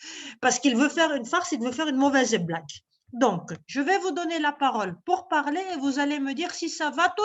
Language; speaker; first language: French; non-native, local second language; Arabic